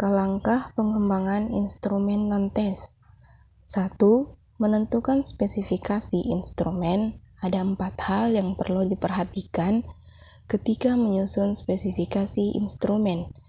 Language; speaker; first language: Indonesian; native; Indonesian